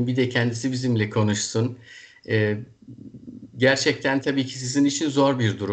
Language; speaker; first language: Turkish; native; Turkish